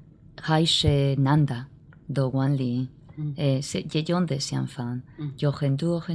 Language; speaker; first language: Chinese; non-native, learner; Spanish